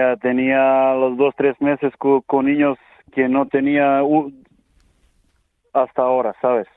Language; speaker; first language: Spanish; non-native, learner; Serbian